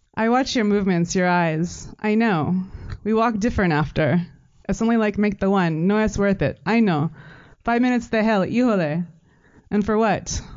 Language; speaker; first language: English; native; English